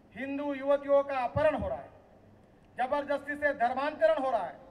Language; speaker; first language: Hindi; non-native, local second language; Marathi